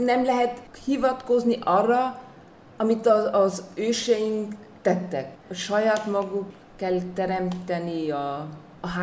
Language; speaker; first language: Hungarian; non-native, fluent; German